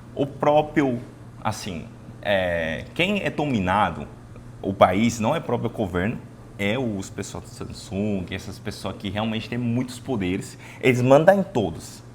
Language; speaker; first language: Portuguese; non-native, fluent; Chinese